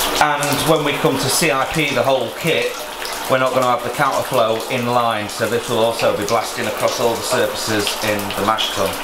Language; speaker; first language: English; native; English